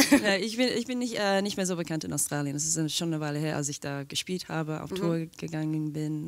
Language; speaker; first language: German; non-native, fluent; English